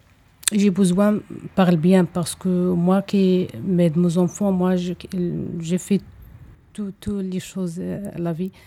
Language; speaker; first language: French; non-native, learner; Arabic